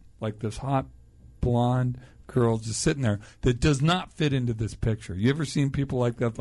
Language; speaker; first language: English; native; English